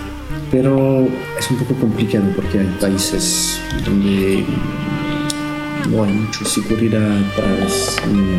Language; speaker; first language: Spanish; non-native, learner; French